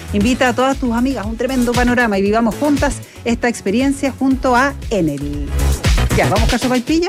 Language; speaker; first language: Spanish; native; Spanish